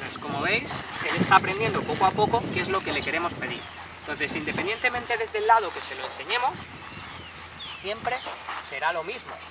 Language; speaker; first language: Spanish; native; Spanish